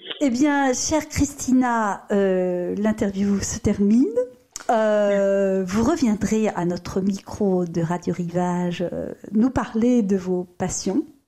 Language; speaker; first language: French; native; French